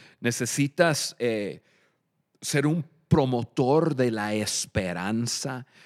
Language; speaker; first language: Spanish; non-native, fluent; English